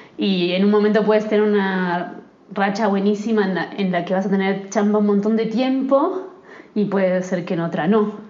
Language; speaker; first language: Spanish; native; Spanish